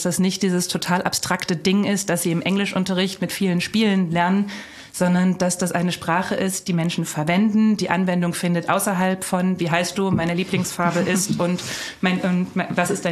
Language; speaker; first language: German; native; German